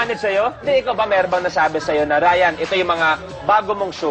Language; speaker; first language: Filipino; native; Filipino